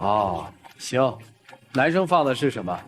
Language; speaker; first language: Chinese; native; Chinese